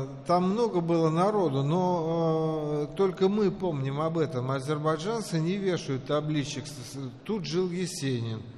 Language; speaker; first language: Russian; native; Russian